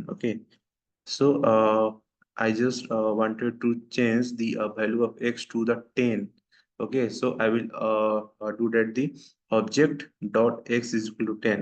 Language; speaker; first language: English; non-native, local second language; Hindi